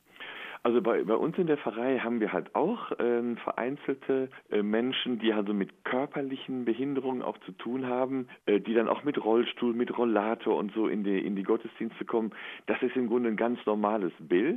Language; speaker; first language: German; native; German